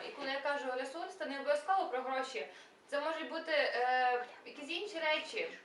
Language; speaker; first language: Ukrainian; native; Ukrainian